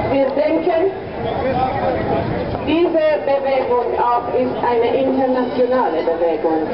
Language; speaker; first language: German; non-native, fluent; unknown